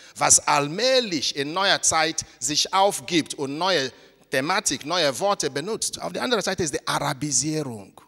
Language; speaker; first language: German; non-native, fluent; Igbo